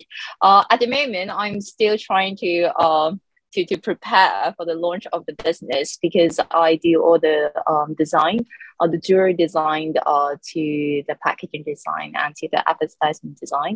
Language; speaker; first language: English; non-native, local second language; Cantonese